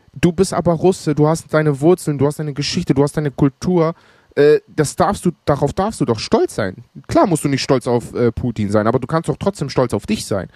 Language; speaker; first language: German; early bilingual, other home language; Greek